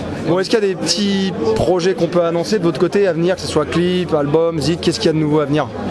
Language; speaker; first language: French; native; French